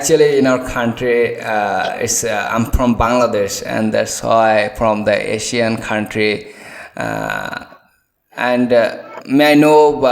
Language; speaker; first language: English; non-native, learner; Bangla